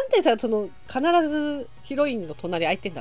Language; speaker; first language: Japanese; native; Japanese